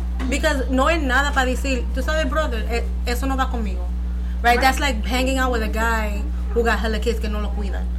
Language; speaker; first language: English; early bilingual, other home language; Spanish